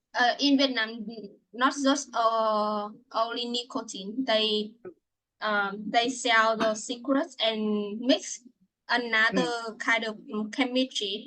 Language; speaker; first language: English; non-native, fluent; Vietnamese